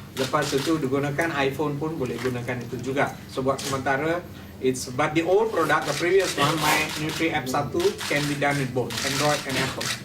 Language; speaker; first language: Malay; non-native, local second language; Tamil